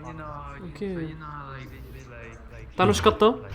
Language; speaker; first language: Japanese; non-native, learner; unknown